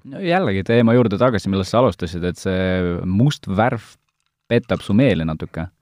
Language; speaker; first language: Estonian; non-native, local second language; Russian